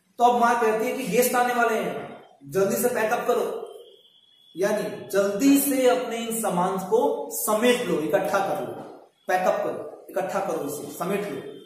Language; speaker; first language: Hindi; native; Hindi